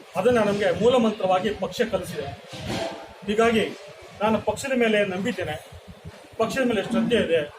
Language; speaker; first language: Kannada; native; Kannada